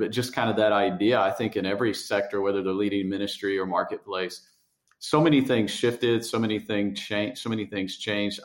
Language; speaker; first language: English; native; English